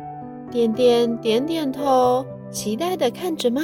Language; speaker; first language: Chinese; native; Chinese